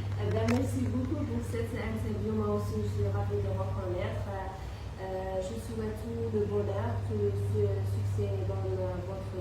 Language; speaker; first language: French; non-native, local second language; Arabic